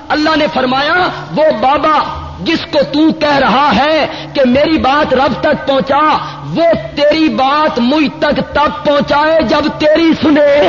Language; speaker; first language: Urdu; non-native, local second language; Punjabi